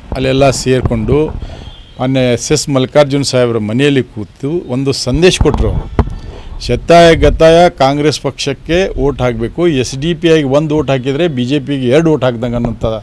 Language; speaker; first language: Kannada; non-native, local second language; Urdu